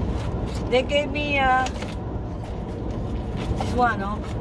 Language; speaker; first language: English; non-native, learner; Filipino